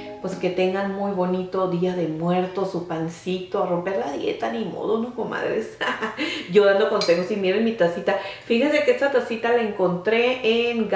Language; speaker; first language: Spanish; native; Spanish